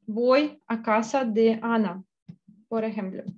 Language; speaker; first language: Spanish; non-native, fluent; Russian